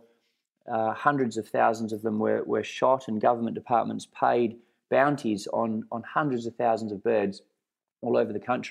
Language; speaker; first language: English; native; English